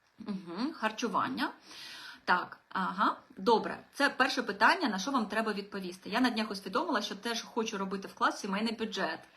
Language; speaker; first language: Ukrainian; non-native, local second language; Russian